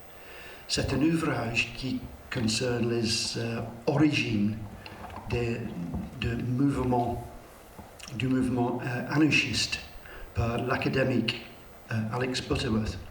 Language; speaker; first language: French; non-native, learner; English